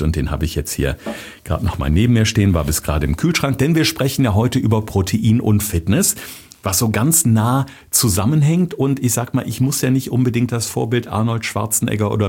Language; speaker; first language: German; native; German